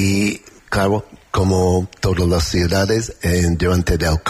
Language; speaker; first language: Spanish; non-native, learner; English